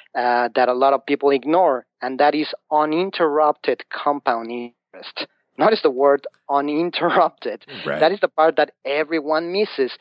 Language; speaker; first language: English; non-native, fluent; Spanish